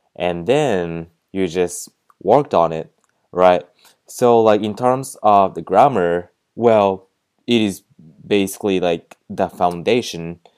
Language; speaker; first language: English; non-native, fluent; Japanese